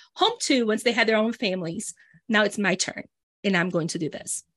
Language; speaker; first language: English; early bilingual, other home language; Portuguese